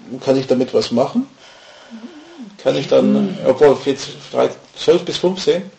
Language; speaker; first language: German; non-native, fluent; English